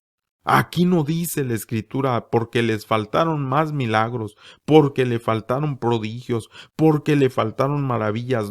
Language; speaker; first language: Spanish; native; Spanish